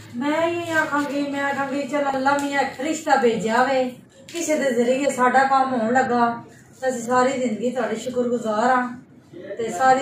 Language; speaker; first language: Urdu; non-native, local second language; Punjabi